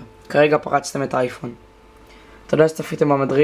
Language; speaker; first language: Hebrew; native; Hebrew